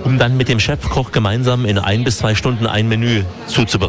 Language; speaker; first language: German; native; German